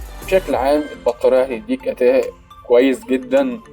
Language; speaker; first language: Arabic; native; Arabic